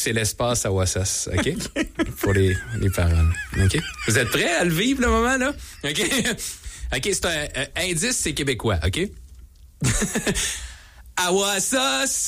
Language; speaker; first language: French; native; French